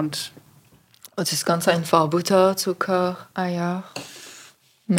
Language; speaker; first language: German; non-native, learner; French